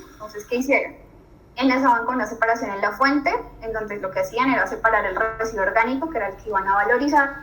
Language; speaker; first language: Spanish; native; Spanish